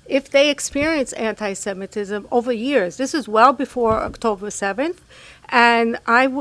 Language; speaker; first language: English; non-native, fluent; Hebrew